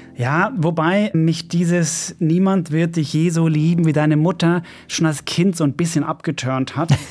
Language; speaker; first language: German; non-native, fluent; Swedish